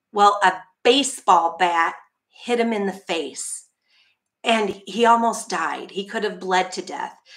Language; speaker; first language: English; native; English